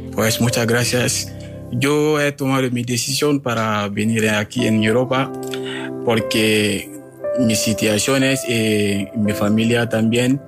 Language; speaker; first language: Spanish; non-native, learner; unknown